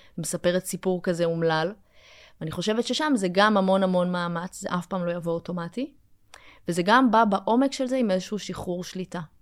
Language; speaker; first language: Hebrew; early bilingual, other home language; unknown